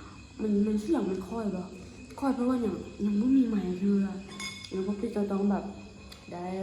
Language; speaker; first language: Thai; non-native, local second language; Lao